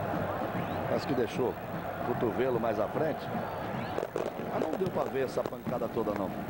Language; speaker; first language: Portuguese; native; Portuguese